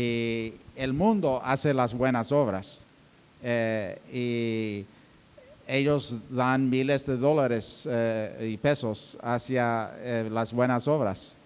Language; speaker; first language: Spanish; non-native, fluent; English